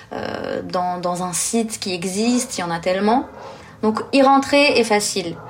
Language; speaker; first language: French; early bilingual, other home language; Arabic